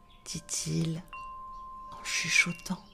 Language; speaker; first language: French; native; French